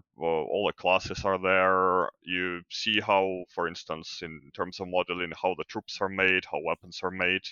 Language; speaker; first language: English; non-native, fluent; Ukrainian